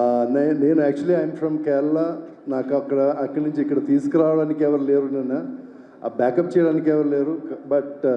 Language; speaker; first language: Telugu; non-native, local second language; Malayalam